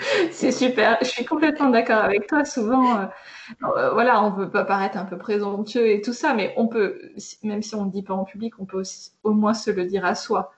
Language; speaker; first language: French; native; French